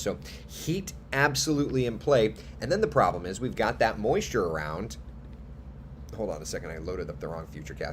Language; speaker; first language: English; native; English